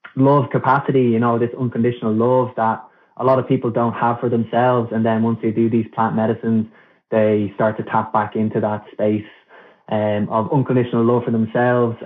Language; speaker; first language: English; non-native, local second language; Irish